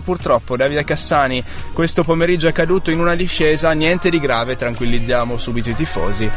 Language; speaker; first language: Italian; native; Italian